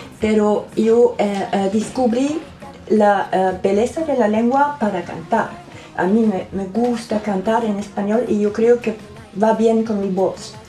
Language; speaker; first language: Spanish; non-native, learner; German